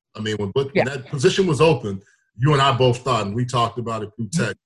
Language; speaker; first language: English; native; English